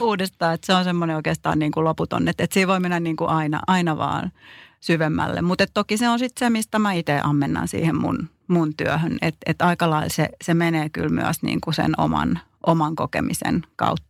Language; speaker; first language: Finnish; native; Finnish